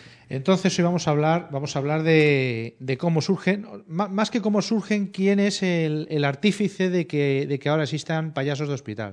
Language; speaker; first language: Spanish; native; Spanish